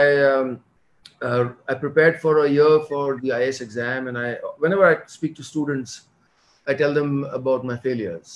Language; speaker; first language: English; non-native, local second language; Hindi